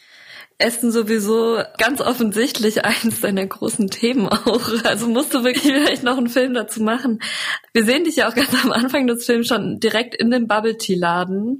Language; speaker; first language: German; native; German